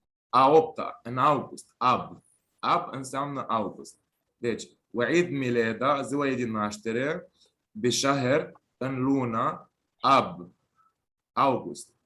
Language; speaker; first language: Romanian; non-native, fluent; Arabic